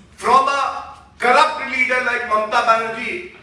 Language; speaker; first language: English; non-native, local second language; Hindi